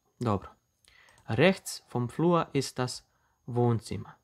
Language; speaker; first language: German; non-native, fluent; Bosnian